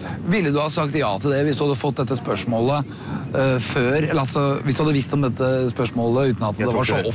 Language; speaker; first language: Norwegian; native; Norwegian